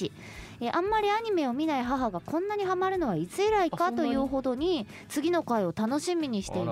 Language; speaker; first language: Japanese; native; Japanese